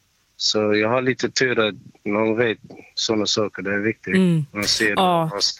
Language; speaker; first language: Swedish; non-native, learner; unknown